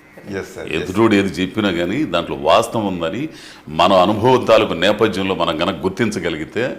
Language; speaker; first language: Telugu; native; Telugu